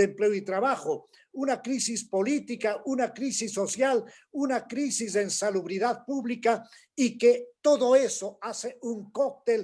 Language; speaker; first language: Spanish; native; Spanish